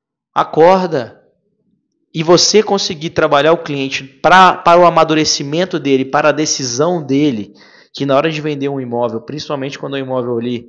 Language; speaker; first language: Portuguese; native; Portuguese